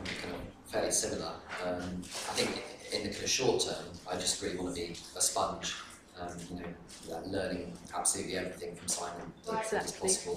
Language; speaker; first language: English; native; English